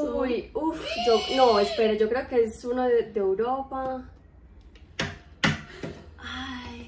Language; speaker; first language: Spanish; native; Spanish